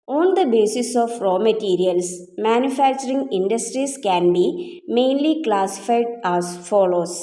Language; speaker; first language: English; non-native, local second language; Malayalam